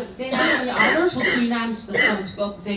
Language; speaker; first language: Dutch; native; Dutch